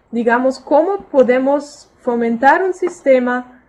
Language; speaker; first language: Spanish; non-native, fluent; German